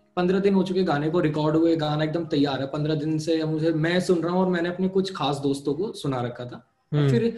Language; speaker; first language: Hindi; native; Hindi